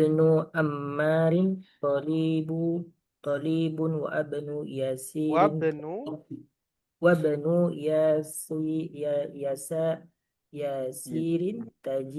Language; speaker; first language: Arabic; non-native, learner; Indonesian